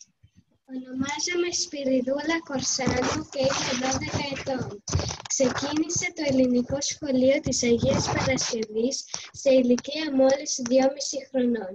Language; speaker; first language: Greek; early bilingual, heritage; Greek